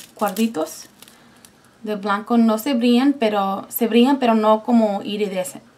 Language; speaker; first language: Spanish; non-native, fluent; English